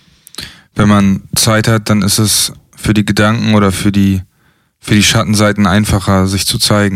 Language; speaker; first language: German; native; German